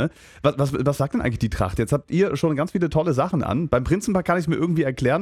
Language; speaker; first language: German; native; German